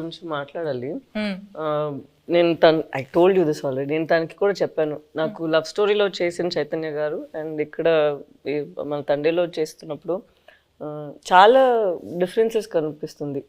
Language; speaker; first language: Telugu; non-native, local second language; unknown